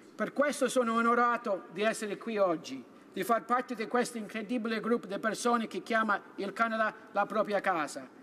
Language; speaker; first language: Italian; early bilingual, heritage; Italian